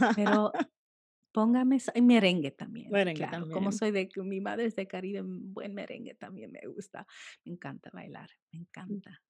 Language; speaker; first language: Spanish; early bilingual, heritage; Spanish